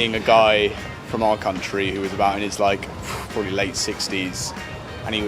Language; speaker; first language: English; native; English